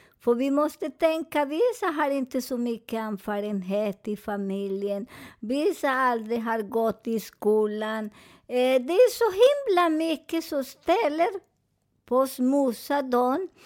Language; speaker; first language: Swedish; non-native, fluent; Spanish